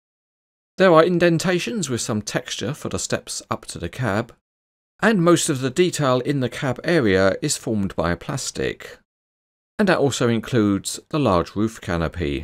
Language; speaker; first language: English; native; English